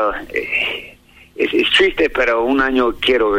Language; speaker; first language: Spanish; non-native, learner; English